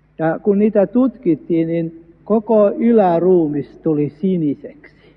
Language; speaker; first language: Finnish; non-native, local second language; Swedish